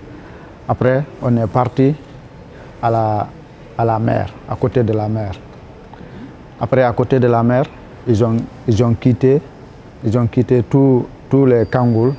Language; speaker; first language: French; non-native, learner; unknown